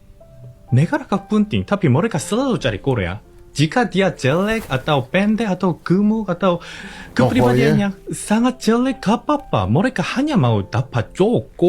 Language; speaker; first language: Indonesian; non-native, learner; Korean